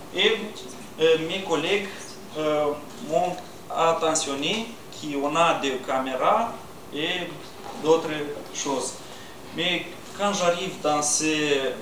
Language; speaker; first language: French; non-native, learner; Romanian